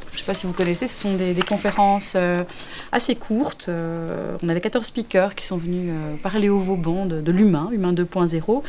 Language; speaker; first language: French; native; French